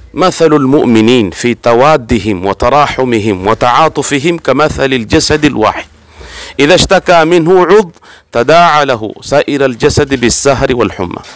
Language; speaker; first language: Swahili; native; Swahili